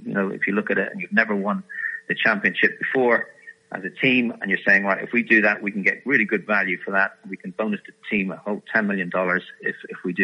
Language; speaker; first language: English; native; English